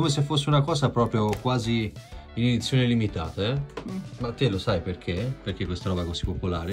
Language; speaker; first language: Italian; native; Italian